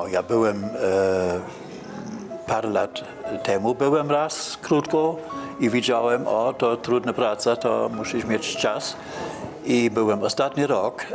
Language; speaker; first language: Polish; non-native, learner; German